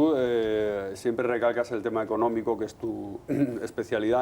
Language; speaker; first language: Spanish; native; Spanish